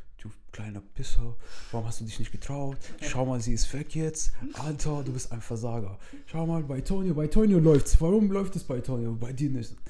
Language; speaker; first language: German; non-native, fluent; Arabic